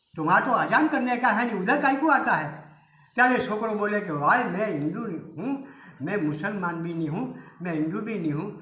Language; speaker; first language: Hindi; non-native, local second language; Gujarati